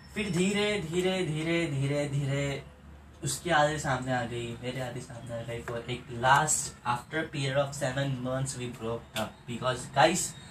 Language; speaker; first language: Hindi; non-native, local second language; Marathi